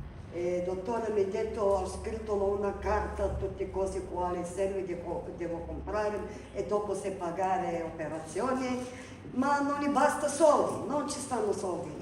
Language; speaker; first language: Italian; non-native, learner; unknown